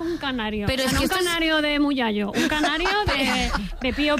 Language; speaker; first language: Spanish; native; Spanish